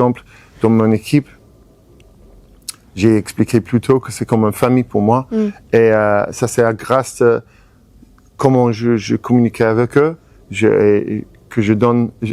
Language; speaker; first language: French; non-native, fluent; English